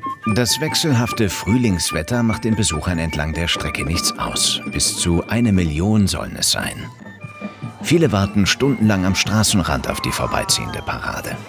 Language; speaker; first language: German; native; German